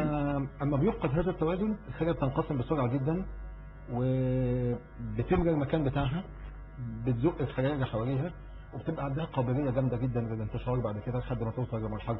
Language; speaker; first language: Arabic; native; Arabic